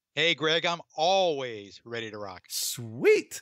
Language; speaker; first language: English; native; English